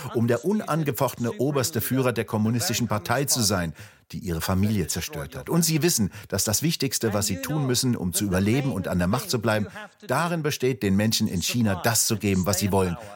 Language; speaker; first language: German; non-native, fluent; Russian